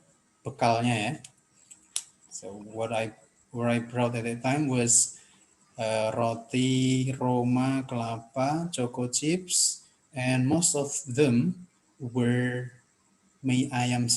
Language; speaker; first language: English; non-native, fluent; Indonesian